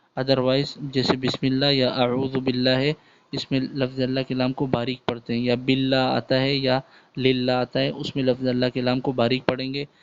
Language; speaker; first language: Urdu; native; Urdu